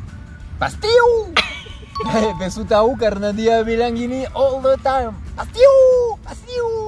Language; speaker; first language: Indonesian; non-native, fluent; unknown